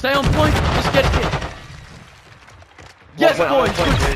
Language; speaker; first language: English; native; English